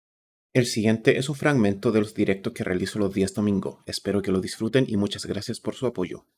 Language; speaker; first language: Spanish; native; Spanish